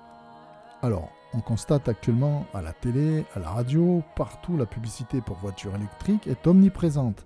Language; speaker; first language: French; native; French